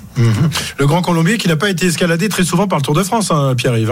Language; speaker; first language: French; native; French